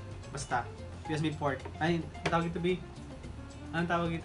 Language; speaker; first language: Filipino; native; Filipino